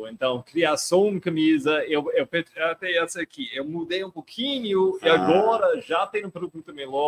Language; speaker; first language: Portuguese; non-native, fluent; English